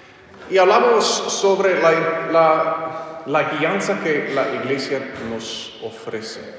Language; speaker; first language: Spanish; non-native, fluent; English